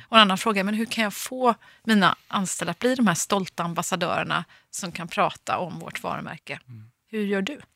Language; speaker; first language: Swedish; native; Swedish